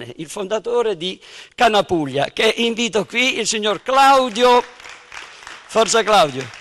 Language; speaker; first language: Italian; native; Italian